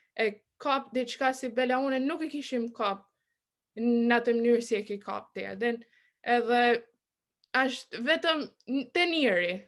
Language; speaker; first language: Albanian; early bilingual, other home language; English